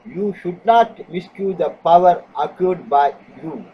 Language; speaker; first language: English; non-native, local second language; Tamil